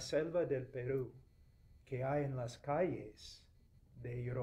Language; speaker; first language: Spanish; non-native, fluent; English